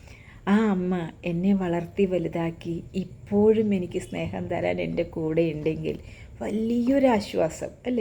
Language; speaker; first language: Malayalam; native; Malayalam